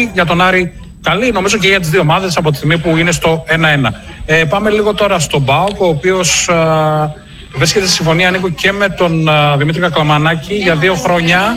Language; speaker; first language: Greek; native; Greek